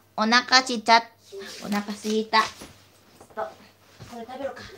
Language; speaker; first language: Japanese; non-native, learner; Filipino